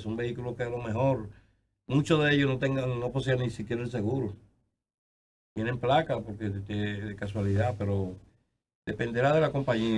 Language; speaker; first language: Spanish; native; Spanish